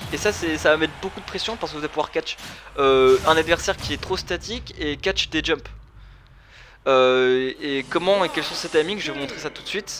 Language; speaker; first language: French; native; French